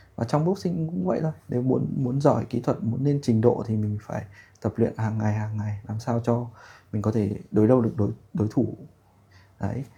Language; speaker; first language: Vietnamese; native; Vietnamese